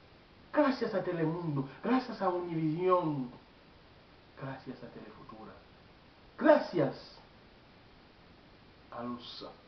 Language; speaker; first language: Spanish; non-native, learner; Haitian Creole